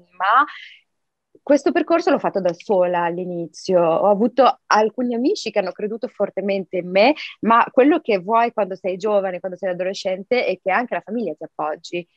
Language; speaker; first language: Italian; early bilingual, other home language; Arabic